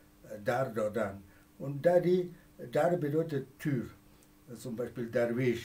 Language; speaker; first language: German; non-native, fluent; Persian